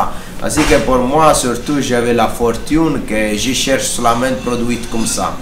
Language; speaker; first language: French; non-native, fluent; Italian